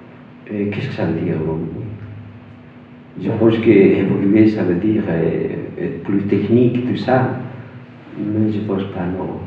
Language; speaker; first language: French; non-native, fluent; Spanish